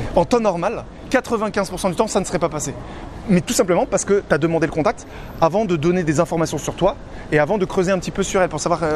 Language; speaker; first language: French; native; French